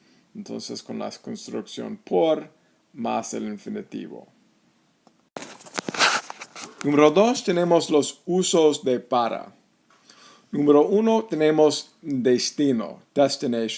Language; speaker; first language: Spanish; non-native, fluent; English